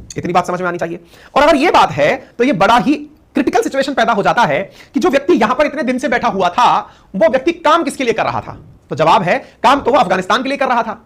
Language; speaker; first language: Hindi; native; Hindi